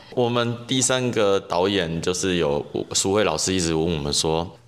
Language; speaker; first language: Chinese; native; Chinese